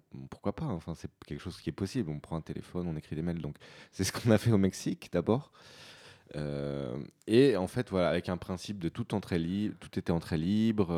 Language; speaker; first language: French; native; French